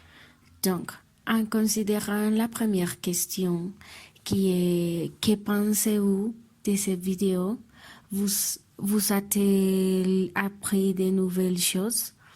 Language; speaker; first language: French; non-native, learner; Spanish